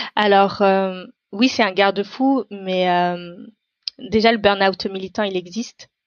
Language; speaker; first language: French; non-native, local second language; Tamil